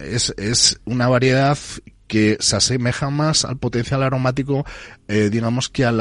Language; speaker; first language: Spanish; native; Spanish